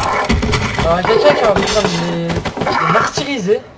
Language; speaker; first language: French; native; French